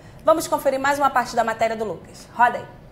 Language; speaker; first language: Portuguese; native; Portuguese